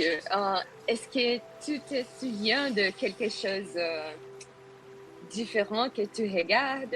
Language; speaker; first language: French; non-native, learner; Spanish